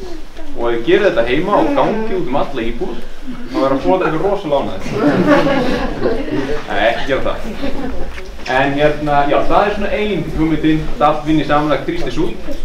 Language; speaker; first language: Icelandic; native; Icelandic